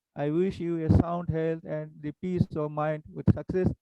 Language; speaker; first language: English; non-native, local second language; Bangla